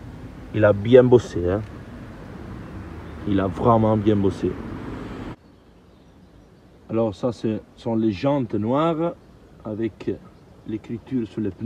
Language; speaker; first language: French; non-native, learner; Italian